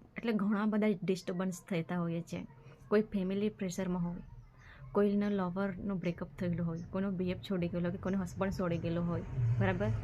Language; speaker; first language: Gujarati; non-native, local second language; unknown